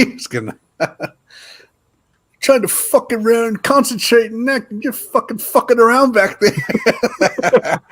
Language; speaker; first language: English; native; English